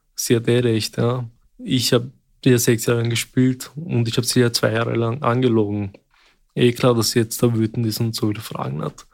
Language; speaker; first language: German; early bilingual, other home language; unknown